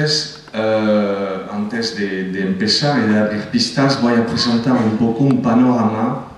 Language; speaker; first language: Spanish; non-native, fluent; French